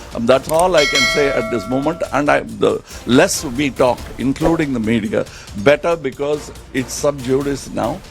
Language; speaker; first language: English; non-native, local second language; Tamil